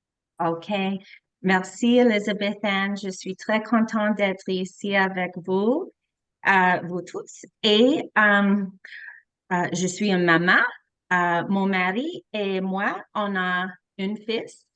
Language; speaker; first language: French; non-native, local second language; English